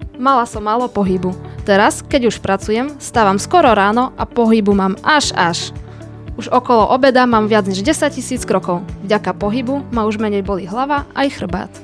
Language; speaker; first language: Slovak; non-native, local second language; Hungarian